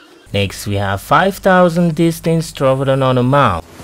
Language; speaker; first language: English; non-native, fluent; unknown